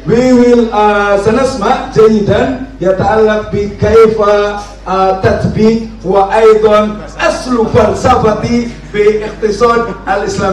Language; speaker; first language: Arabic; non-native, learner; Malay